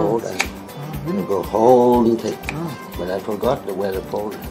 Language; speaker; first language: English; non-native, learner; Vietnamese